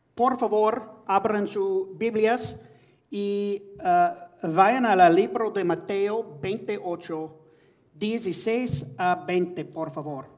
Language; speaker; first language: Spanish; non-native, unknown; English